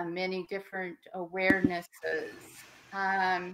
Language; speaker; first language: English; native; English